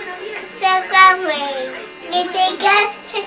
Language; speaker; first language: Cantonese; early bilingual, heritage; Cantonese